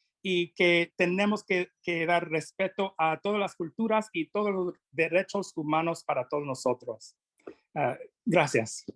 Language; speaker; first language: Spanish; non-native, fluent; English